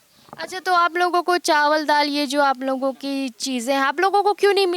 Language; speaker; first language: Hindi; native; Hindi